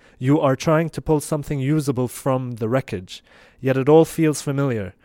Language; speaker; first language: English; non-native, fluent; Arabic